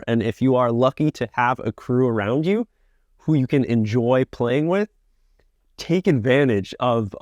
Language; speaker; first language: English; native; English